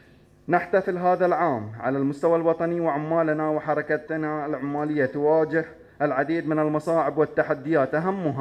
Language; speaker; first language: Arabic; native; Arabic